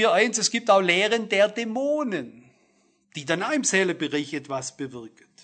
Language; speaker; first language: German; native; German